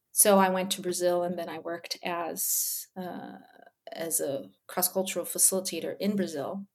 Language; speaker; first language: English; early bilingual, other home language; Portuguese